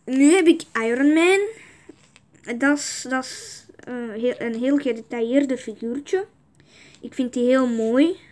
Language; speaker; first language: Dutch; non-native, fluent; Russian